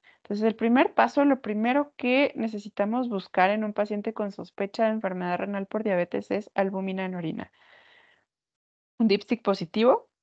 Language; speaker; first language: Spanish; native; Spanish